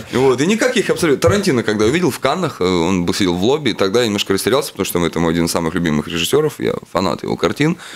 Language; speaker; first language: Russian; native; Russian